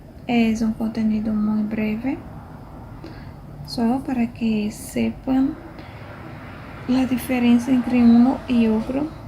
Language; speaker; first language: Spanish; non-native, fluent; Portuguese